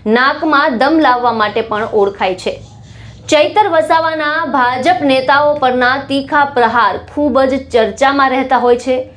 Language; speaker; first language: Gujarati; native; Gujarati